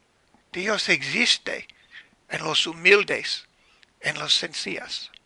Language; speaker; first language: Spanish; non-native, learner; English